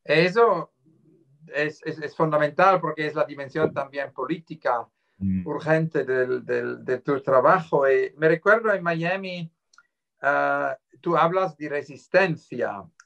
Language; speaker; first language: Spanish; non-native, fluent; Swiss German